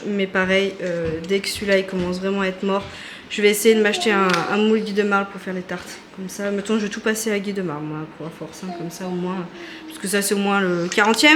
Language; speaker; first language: French; native; French